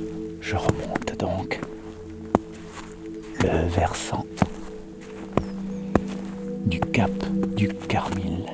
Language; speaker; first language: French; native; French